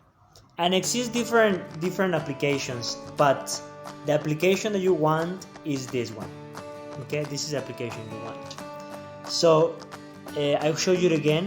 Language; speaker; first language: English; non-native, fluent; Spanish